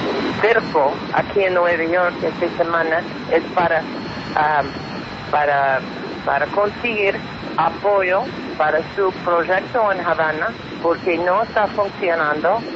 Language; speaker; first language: Spanish; non-native, fluent; English